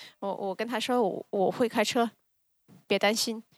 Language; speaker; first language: Chinese; early bilingual, heritage; Chinese